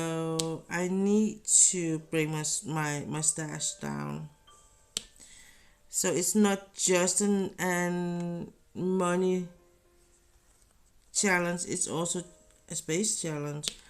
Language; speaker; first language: English; non-native, fluent; Danish